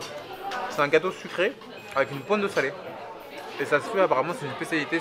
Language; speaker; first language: French; native; French